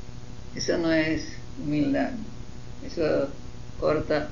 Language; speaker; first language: Spanish; non-native, fluent; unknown